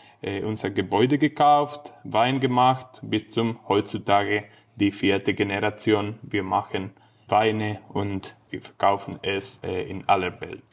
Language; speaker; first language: German; non-native, fluent; Spanish